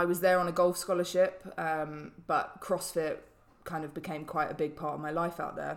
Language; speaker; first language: English; native; English